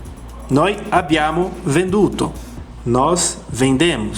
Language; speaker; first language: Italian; non-native, fluent; Portuguese